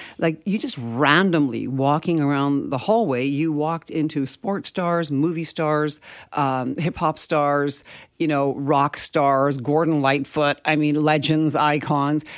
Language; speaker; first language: English; early bilingual, other home language; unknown